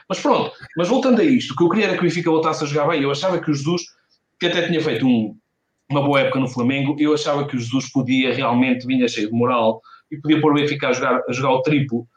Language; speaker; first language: Portuguese; native; Portuguese